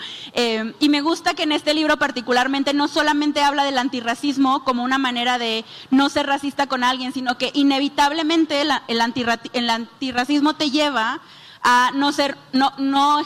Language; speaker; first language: Spanish; native; Spanish